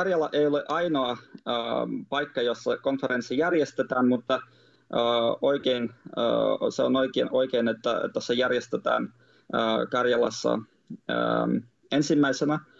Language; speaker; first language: Finnish; non-native, fluent; Russian